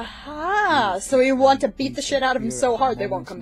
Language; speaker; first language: English; native; English